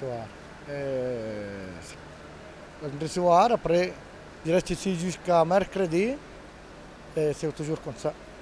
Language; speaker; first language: French; non-native, learner; Italian